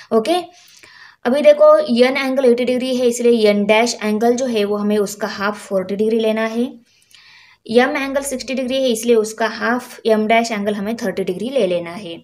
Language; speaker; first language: Hindi; non-native, local second language; Marathi